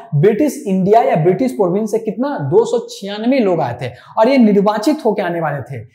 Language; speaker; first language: Hindi; non-native, local second language; Maithili